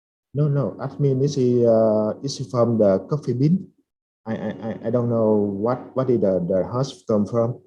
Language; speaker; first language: English; non-native, fluent; Vietnamese